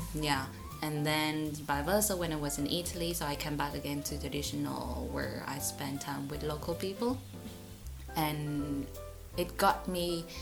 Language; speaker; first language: English; non-native, fluent; Vietnamese